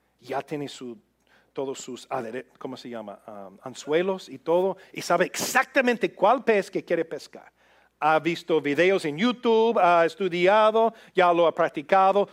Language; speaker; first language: Spanish; non-native, fluent; English